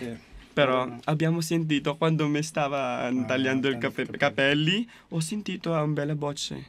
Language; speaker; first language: Italian; non-native, local second language; Filipino